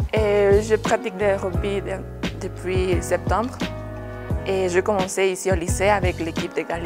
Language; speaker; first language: French; non-native, fluent; Spanish